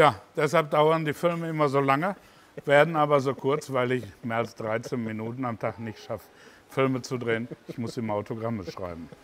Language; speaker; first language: German; native; German